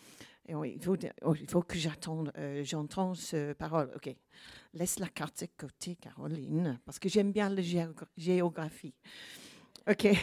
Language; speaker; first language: French; non-native, learner; English